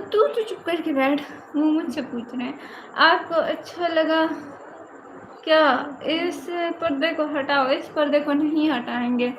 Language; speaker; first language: Urdu; non-native, local second language; Punjabi